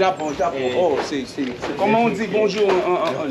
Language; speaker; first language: French; non-native, local second language; Haitian Creole